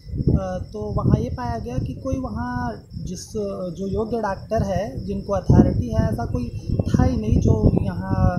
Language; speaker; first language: Hindi; native; Hindi